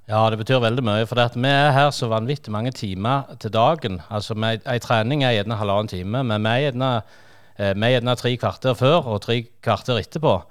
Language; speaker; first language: Norwegian; native; Norwegian